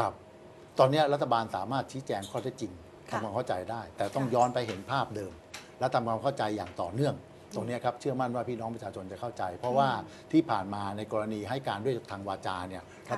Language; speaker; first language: Thai; native; Thai